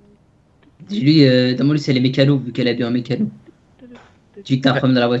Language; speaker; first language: French; native; French